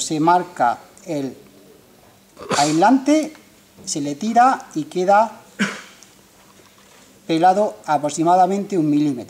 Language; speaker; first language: Spanish; native; Spanish